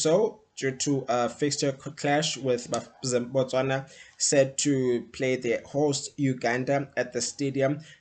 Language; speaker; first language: English; non-native, local second language; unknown